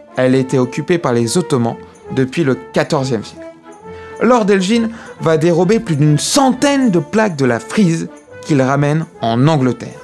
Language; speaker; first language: French; native; French